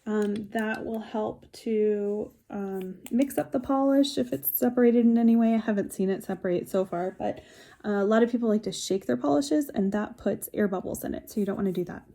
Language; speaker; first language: English; native; English